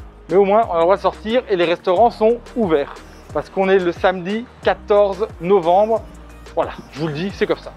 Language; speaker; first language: French; native; French